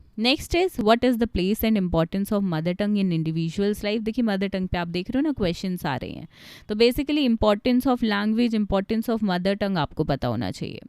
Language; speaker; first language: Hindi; native; Hindi